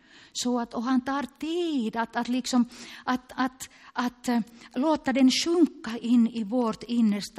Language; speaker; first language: Swedish; non-native, local second language; Finnish